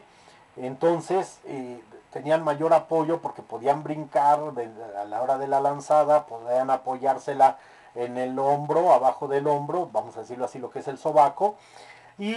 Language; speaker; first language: Spanish; native; Spanish